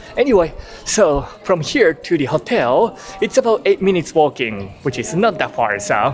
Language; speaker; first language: English; non-native, fluent; Japanese